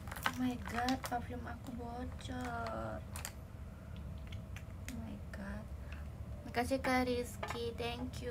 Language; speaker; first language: Indonesian; native; Indonesian